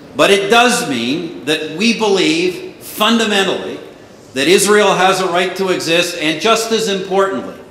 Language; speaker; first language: English; native; English